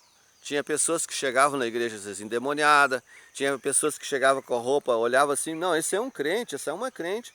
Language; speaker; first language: Portuguese; native; Portuguese